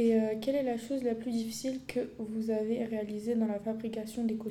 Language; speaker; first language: French; native; French